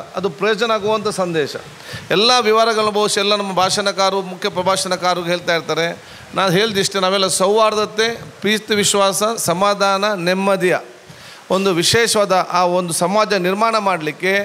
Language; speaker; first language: Kannada; non-native, local second language; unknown